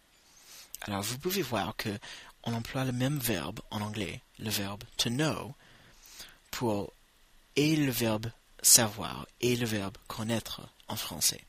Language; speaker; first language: French; non-native, fluent; English